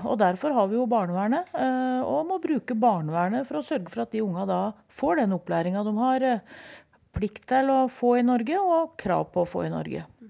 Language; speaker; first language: Norwegian; native; Norwegian